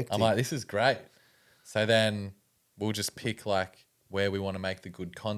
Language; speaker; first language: English; native; English